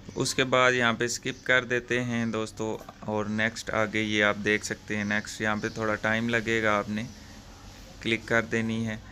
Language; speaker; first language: Urdu; non-native, local second language; Punjabi